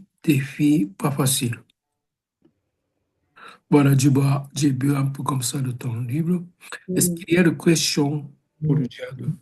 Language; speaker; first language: French; non-native, learner; Japanese